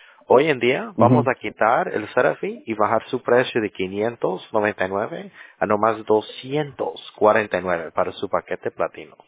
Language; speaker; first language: Spanish; early bilingual, heritage; English